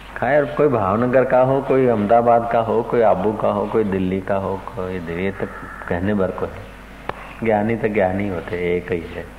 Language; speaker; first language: Hindi; non-native, local second language; Sindhi